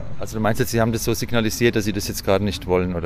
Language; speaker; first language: German; native; German